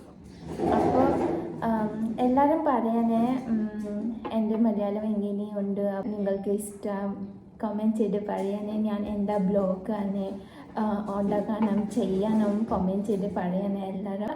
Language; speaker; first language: Malayalam; non-native, learner; Bodo